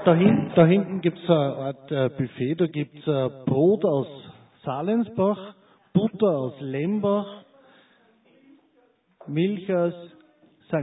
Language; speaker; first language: German; native; German